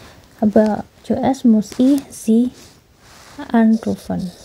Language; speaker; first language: German; non-native, fluent; Indonesian